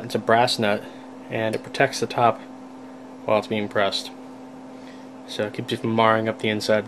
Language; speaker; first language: English; native; English